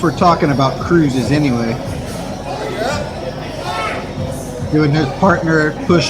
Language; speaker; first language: English; native; English